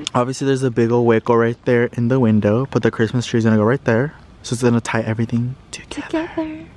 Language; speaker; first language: English; early bilingual, other home language; Spanish